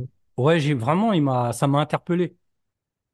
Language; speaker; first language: French; native; French